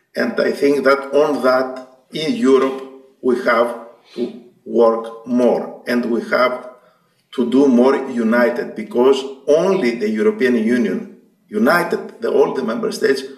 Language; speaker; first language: English; non-native, fluent; Greek